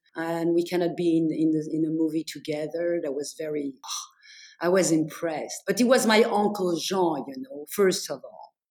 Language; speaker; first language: English; non-native, fluent; French